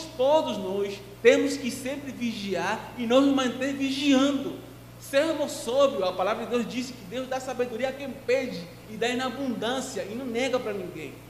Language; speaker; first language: Portuguese; non-native, fluent; Spanish